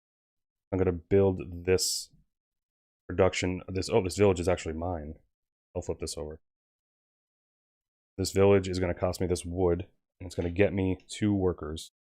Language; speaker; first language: English; native; English